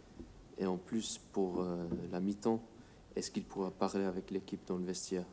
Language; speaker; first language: French; non-native, fluent; English